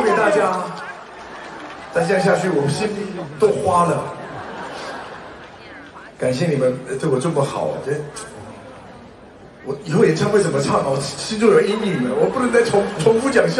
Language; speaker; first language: Chinese; native; Chinese